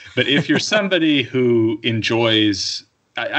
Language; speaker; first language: English; native; English